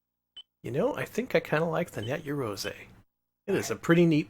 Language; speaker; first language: English; native; English